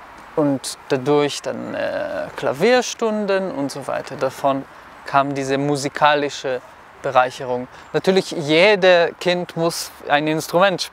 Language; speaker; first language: German; non-native, fluent; Hebrew